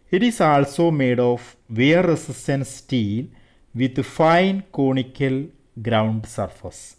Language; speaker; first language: English; non-native, local second language; Malayalam